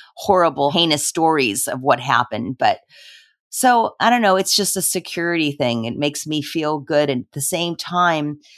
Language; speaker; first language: English; native; English